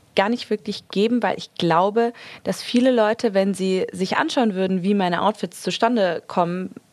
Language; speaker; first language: German; early bilingual, other home language; Spanish